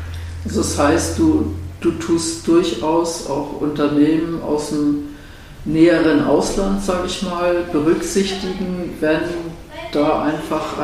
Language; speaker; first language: German; native; German